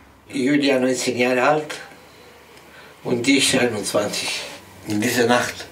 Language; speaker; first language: German; non-native, learner; Romanian